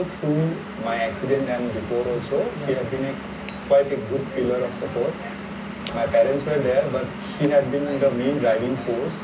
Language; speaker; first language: English; non-native, local second language; Assamese